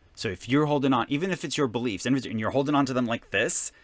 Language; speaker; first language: English; non-native, fluent; Hebrew